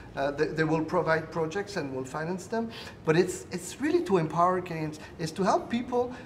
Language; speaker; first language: English; non-native, fluent; Spanish